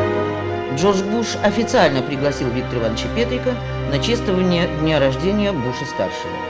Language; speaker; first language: Russian; native; Russian